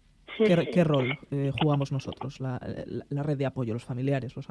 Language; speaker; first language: Spanish; native; Spanish